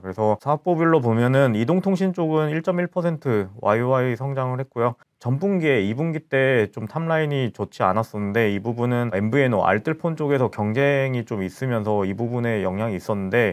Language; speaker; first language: Korean; native; Korean